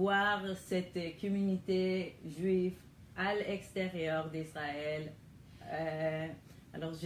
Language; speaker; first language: French; non-native, learner; Hebrew